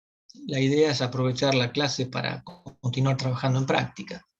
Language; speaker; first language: Spanish; native; Spanish